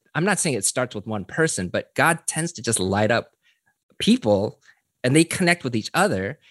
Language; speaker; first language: English; early bilingual, other home language; Korean